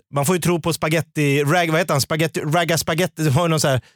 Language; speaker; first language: Swedish; native; Swedish